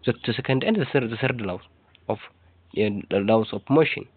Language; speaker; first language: English; non-native, local second language; Amharic